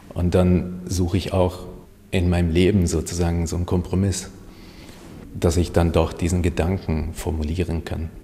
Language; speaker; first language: German; non-native, fluent; Hungarian